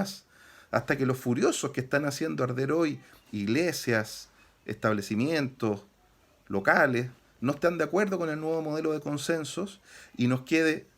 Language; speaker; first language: Spanish; native; Spanish